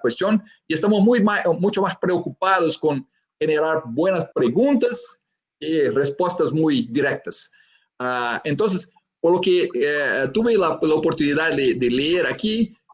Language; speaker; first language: Spanish; non-native, fluent; Portuguese